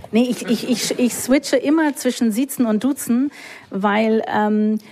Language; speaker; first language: German; non-native, fluent; English